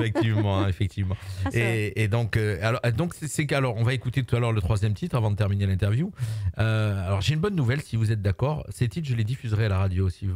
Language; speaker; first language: French; native; French